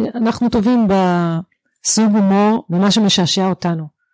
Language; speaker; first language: Hebrew; native; Hebrew